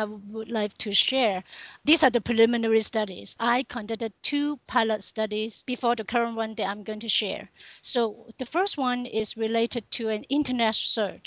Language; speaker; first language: English; non-native, local second language; Cantonese